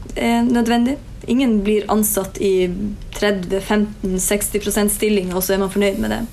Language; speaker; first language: Norwegian; native; Norwegian